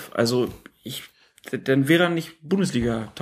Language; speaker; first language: German; native; German